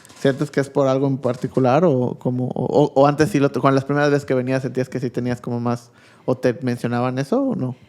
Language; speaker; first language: Spanish; native; Spanish